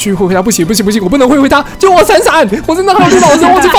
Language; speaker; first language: Chinese; native; Chinese